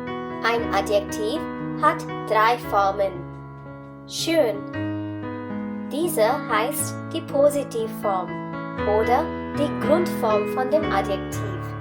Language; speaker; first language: German; non-native, fluent; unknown